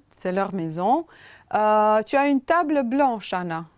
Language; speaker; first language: French; non-native, fluent; Romanian